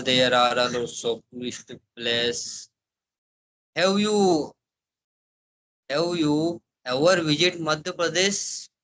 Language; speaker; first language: English; non-native, learner; Hindi